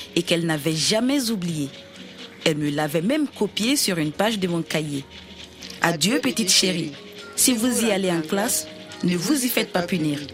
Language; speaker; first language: French; non-native, local second language; Dyula